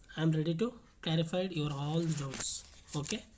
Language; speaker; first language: English; non-native, local second language; Kannada